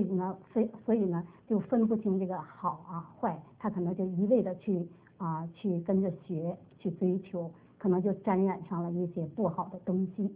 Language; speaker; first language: Chinese; native; Chinese